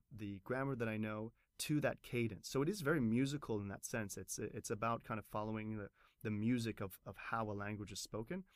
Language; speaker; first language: English; native; English